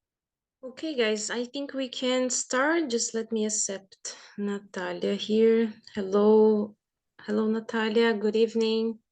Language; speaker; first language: English; non-native, fluent; Portuguese